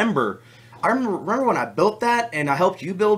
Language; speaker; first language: English; native; English